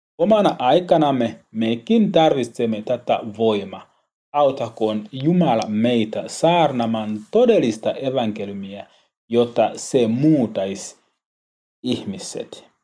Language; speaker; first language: Finnish; non-native, learner; Swahili